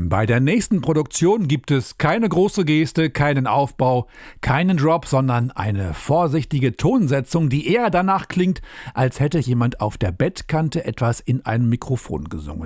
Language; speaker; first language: German; native; German